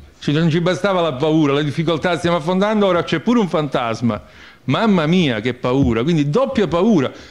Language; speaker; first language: Italian; native; Italian